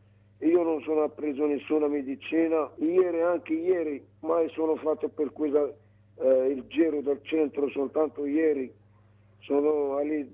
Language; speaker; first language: Italian; non-native, learner; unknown